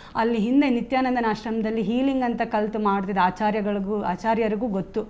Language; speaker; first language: Kannada; native; Kannada